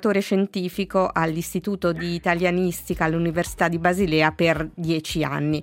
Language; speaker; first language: Italian; native; Italian